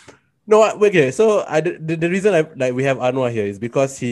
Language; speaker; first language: English; non-native, local second language; Malay